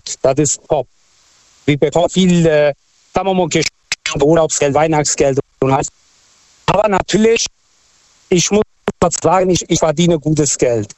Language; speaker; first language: German; non-native, fluent; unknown